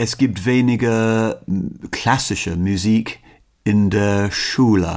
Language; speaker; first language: German; non-native, learner; English